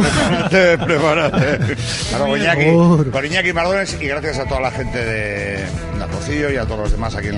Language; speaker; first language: Spanish; native; Spanish